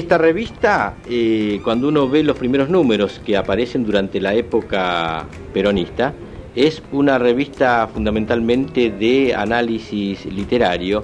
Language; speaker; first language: Spanish; native; Spanish